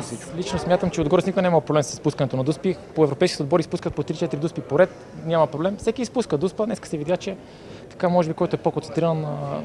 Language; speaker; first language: Bulgarian; native; Bulgarian